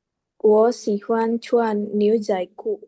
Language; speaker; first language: Chinese; non-native, learner; Indonesian